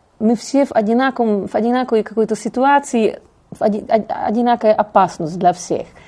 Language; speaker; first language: Russian; non-native, fluent; Czech